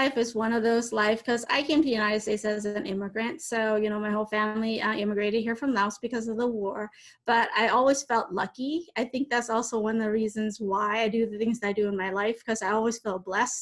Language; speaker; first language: English; native; English